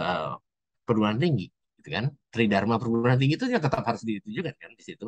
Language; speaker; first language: Indonesian; native; Indonesian